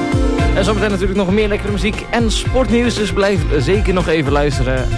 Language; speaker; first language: Dutch; native; Dutch